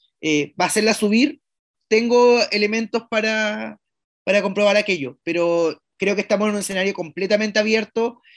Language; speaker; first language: Spanish; native; Spanish